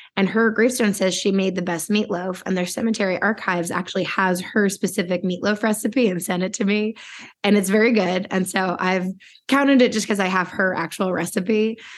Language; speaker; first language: English; native; English